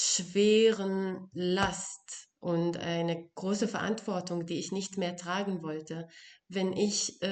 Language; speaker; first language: German; non-native, fluent; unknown